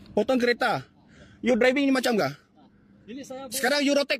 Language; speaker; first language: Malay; non-native, local second language; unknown